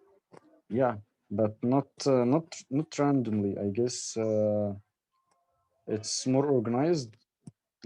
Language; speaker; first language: English; non-native, learner; Arabic